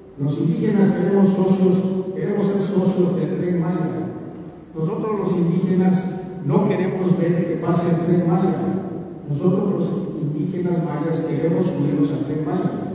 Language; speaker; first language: Spanish; non-native, local second language; Yucateco